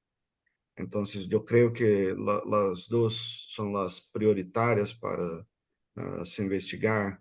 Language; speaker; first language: Spanish; non-native, fluent; Portuguese